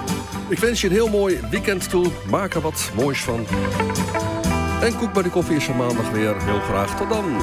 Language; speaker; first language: Dutch; native; Dutch